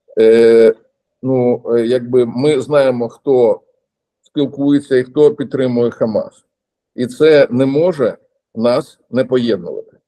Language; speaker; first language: Ukrainian; non-native, local second language; Russian